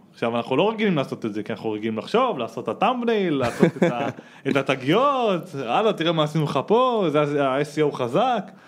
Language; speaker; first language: Hebrew; native; Hebrew